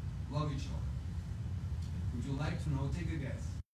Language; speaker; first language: English; non-native, fluent; Spanish